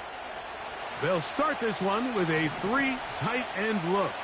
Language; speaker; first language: English; native; English